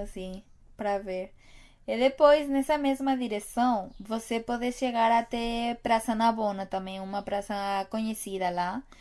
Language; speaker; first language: Portuguese; non-native, fluent; Spanish